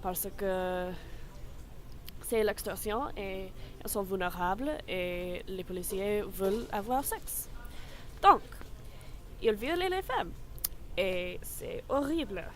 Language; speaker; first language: French; non-native, learner; English